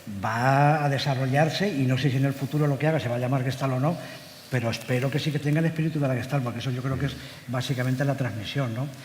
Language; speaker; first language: Spanish; native; Spanish